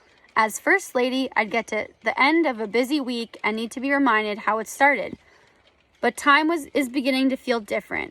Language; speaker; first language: English; native; English